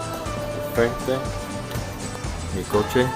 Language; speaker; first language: Spanish; non-native, learner; English